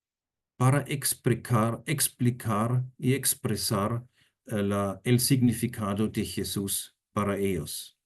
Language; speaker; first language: Spanish; non-native, fluent; German